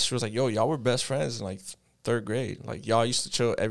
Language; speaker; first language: English; early bilingual, other home language; Spanish